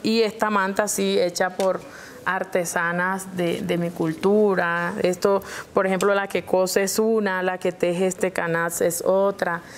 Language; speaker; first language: Spanish; non-native, local second language; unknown